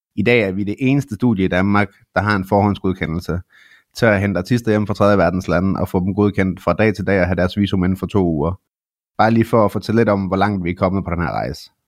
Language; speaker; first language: Danish; early bilingual, other home language; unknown